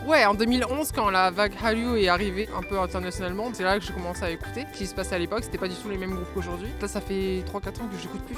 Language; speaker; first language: French; native; French